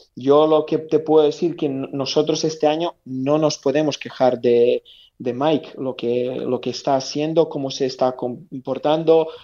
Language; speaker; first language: Spanish; non-native, fluent; Serbian